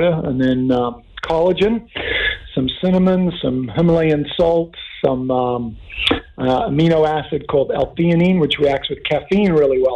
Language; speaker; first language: English; native; English